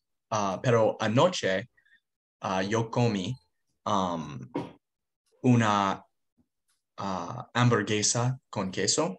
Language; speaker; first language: Spanish; non-native, learner; English